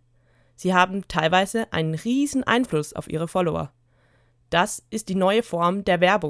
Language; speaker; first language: German; native; German